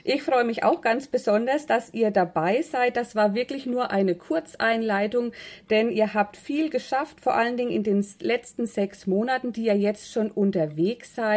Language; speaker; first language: German; native; German